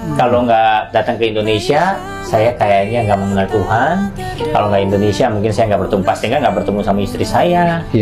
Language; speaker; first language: Indonesian; non-native, fluent; Korean